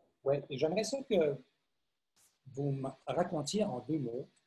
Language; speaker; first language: French; native; French